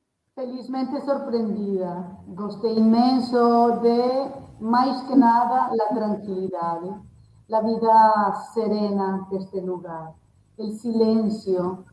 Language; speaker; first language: Portuguese; non-native, learner; Spanish